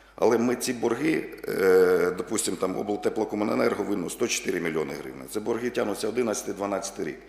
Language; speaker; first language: Ukrainian; native; Ukrainian